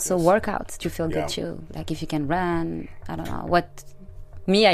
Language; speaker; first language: English; non-native, fluent; French